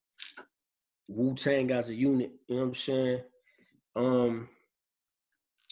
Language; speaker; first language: English; native; English